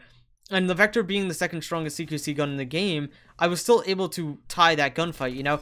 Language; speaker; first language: English; native; English